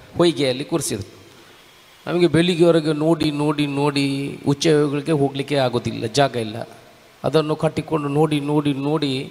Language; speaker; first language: Kannada; non-native, local second language; Tulu